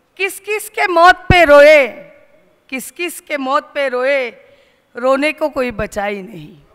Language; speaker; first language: Hindi; non-native, local second language; Marathi